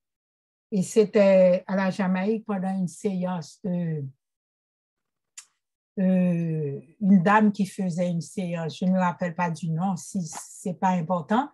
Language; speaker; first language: French; non-native, local second language; Haitian Creole